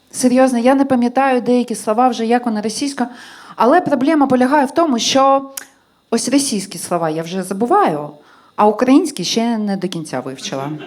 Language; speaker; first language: Ukrainian; non-native, local second language; Russian